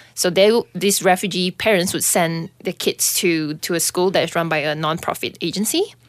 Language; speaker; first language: English; non-native, local second language; Chinese